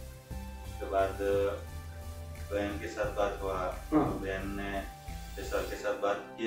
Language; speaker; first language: Hindi; non-native, local second language; Gujarati